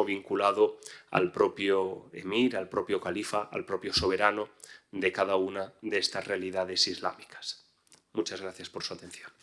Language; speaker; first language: Spanish; native; Spanish